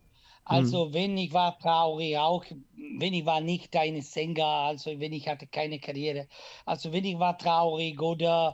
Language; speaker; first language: German; non-native, fluent; Italian